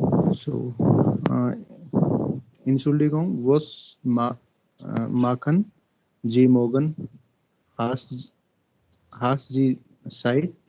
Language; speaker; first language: German; non-native, learner; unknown